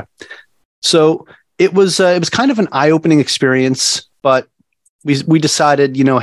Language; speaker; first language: English; native; English